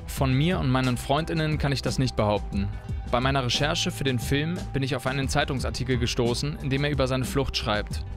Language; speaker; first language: German; native; German